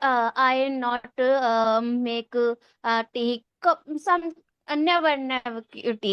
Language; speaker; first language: English; non-native, learner; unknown